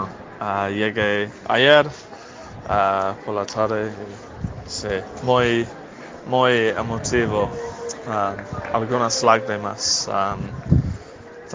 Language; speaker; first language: Spanish; non-native, fluent; English